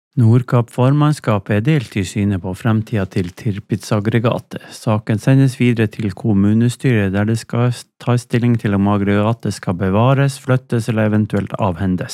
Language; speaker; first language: Norwegian; native; Norwegian